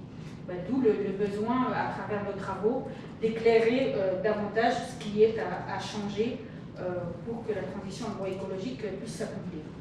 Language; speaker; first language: French; native; French